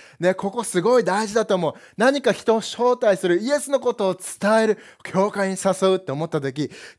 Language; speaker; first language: Japanese; early bilingual, heritage; Japanese